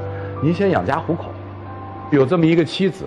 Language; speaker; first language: Chinese; native; Chinese